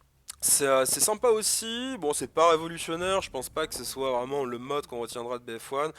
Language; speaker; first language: French; native; French